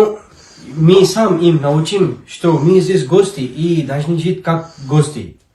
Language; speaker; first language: Russian; non-native, learner; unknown